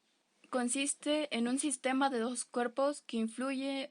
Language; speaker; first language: Spanish; native; Spanish